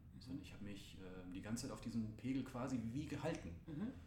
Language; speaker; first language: German; native; German